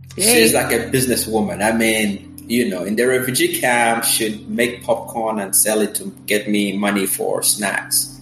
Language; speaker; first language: English; early bilingual, other home language; Kinyarwanda